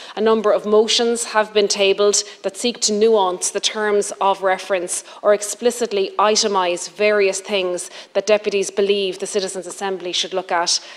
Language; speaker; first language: English; native; English